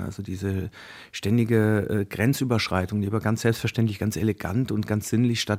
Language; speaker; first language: German; native; German